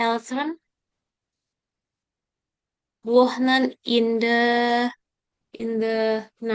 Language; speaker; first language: German; non-native, learner; Indonesian